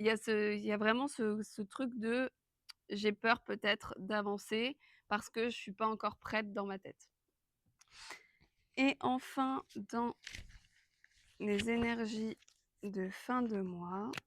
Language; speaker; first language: French; native; French